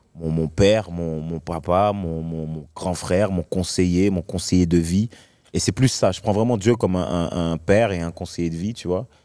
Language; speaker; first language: French; native; French